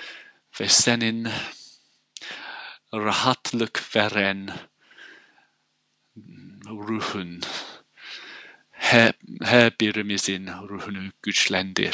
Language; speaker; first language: Turkish; non-native, fluent; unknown